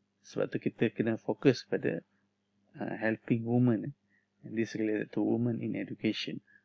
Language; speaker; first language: English; non-native, local second language; Malay